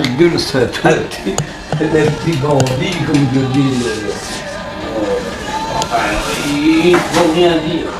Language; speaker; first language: French; native; French